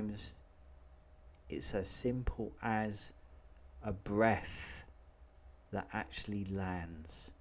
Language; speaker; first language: English; native; English